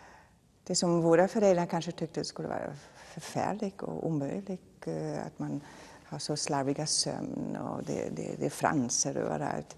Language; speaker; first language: Swedish; non-native, fluent; German